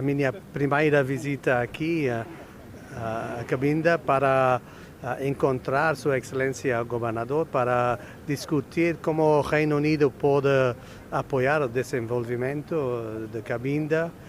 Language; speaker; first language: Portuguese; non-native, fluent; English